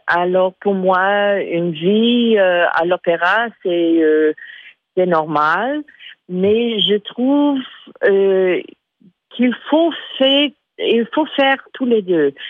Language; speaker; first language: French; non-native, fluent; English